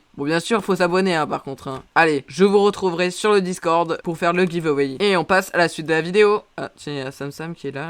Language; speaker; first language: French; native; French